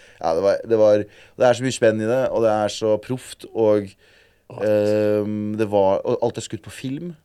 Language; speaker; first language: Norwegian; early bilingual, other home language; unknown